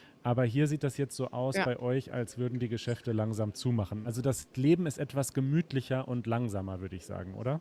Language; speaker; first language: German; native; German